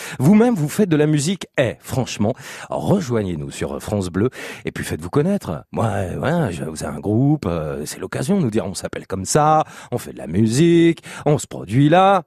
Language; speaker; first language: French; native; French